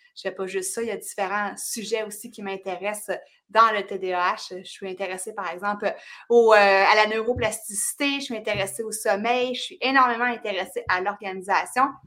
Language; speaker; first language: French; native; French